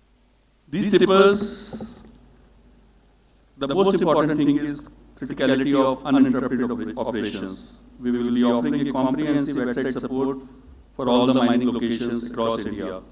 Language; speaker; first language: English; non-native, local second language; Hindi